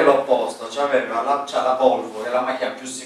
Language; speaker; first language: Italian; native; Italian